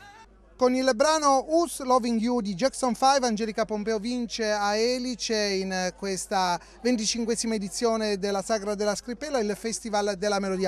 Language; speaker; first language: Italian; native; Italian